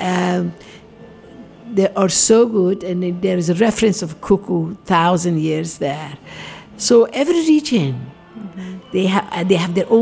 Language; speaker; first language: English; non-native, fluent; Persian